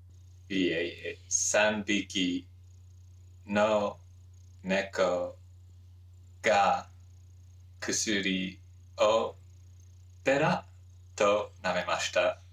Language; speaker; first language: Japanese; non-native, learner; English